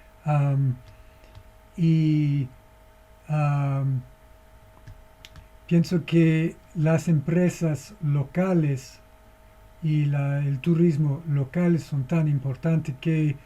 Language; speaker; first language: Spanish; non-native, fluent; English